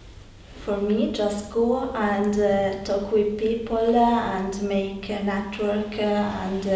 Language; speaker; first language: English; non-native, learner; Italian